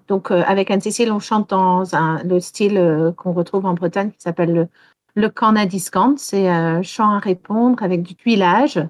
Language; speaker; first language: French; non-native, fluent; English